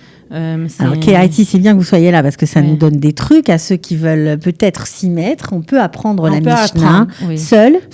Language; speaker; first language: French; native; French